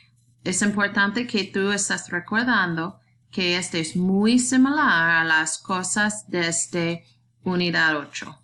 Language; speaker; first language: Spanish; non-native, learner; English